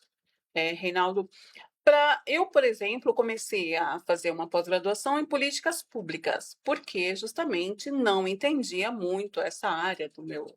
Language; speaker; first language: Portuguese; native; Portuguese